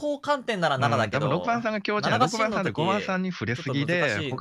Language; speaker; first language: Japanese; native; Japanese